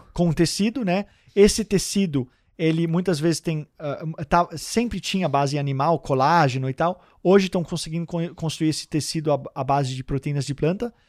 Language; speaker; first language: Portuguese; early bilingual, heritage; Danish